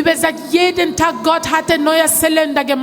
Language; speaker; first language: German; non-native, learner; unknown